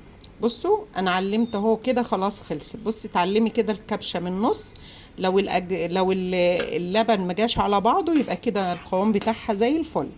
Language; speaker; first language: Arabic; native; Arabic